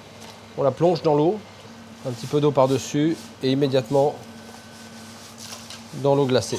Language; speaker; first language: French; native; French